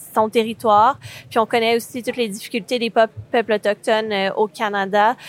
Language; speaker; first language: French; native; French